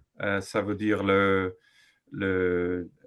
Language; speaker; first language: French; non-native, fluent; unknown